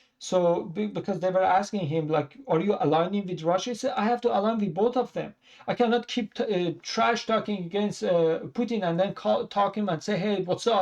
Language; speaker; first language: English; non-native, fluent; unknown